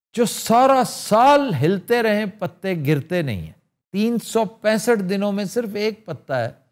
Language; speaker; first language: Urdu; native; Urdu